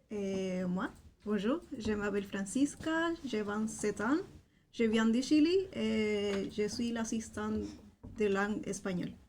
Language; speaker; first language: French; non-native, fluent; Spanish